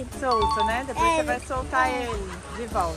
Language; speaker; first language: Portuguese; native; Portuguese